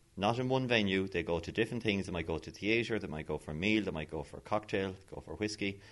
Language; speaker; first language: English; native; English